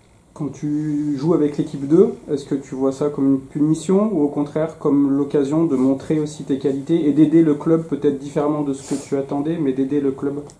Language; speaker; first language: French; native; French